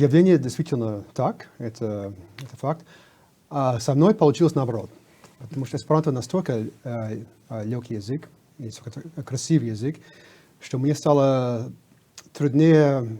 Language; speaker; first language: Russian; non-native, fluent; English